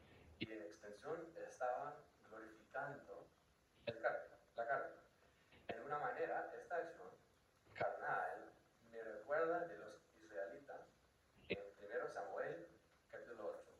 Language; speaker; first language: Spanish; non-native, fluent; English